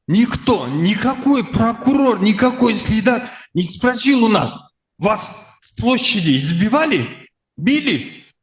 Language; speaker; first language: Russian; non-native, local second language; Kazakh